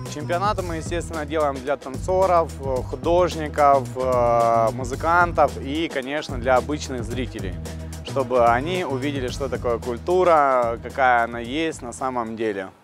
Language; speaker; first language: Russian; native; Russian